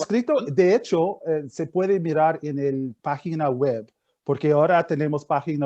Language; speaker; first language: Spanish; non-native, fluent; English